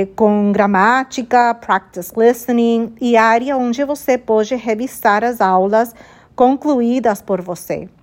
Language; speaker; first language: Portuguese; non-native, fluent; English